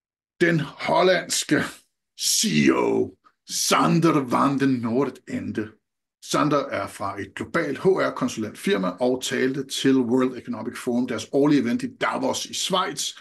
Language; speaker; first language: Danish; native; Danish